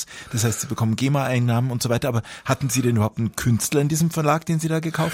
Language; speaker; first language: German; native; German